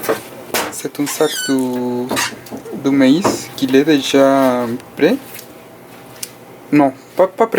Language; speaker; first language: French; non-native, fluent; Spanish